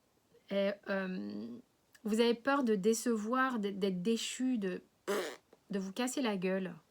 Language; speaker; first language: French; native; French